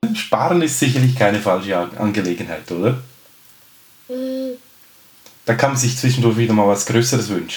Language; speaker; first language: German; native; German